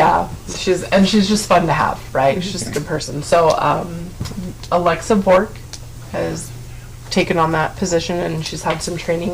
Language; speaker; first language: English; native; English